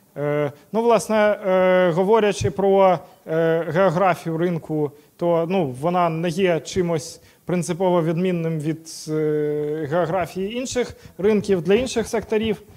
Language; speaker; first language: Ukrainian; non-native, local second language; Russian